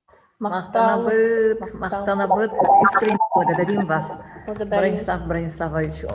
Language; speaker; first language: Russian; native; Russian